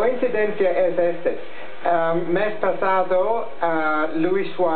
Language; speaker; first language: Spanish; non-native, learner; English